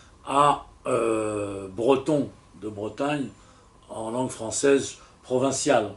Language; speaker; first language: French; native; French